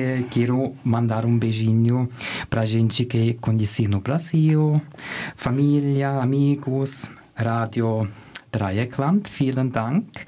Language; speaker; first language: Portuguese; non-native, fluent; German